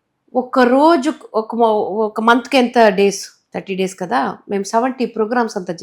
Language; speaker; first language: Telugu; non-native, local second language; Tamil